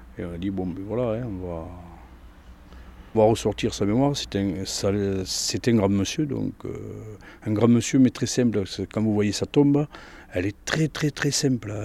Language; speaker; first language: French; native; French